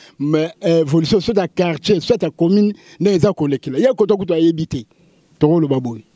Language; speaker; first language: Lingala; native; Lingala